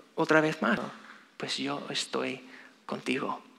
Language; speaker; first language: Spanish; non-native, fluent; English